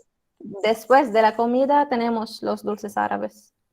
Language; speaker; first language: Spanish; non-native, learner; Arabic